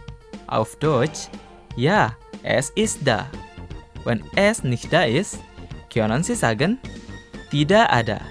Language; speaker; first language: German; non-native, fluent; Indonesian